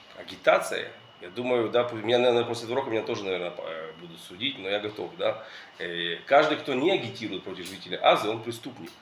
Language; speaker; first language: Russian; early bilingual, heritage; Russian